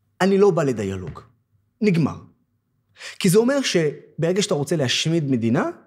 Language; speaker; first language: Hebrew; non-native, local second language; Arabic